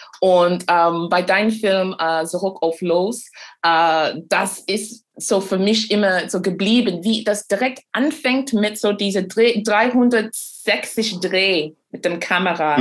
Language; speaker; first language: German; non-native, fluent; English